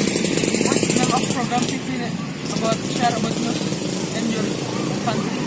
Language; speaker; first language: English; non-native, learner; Indonesian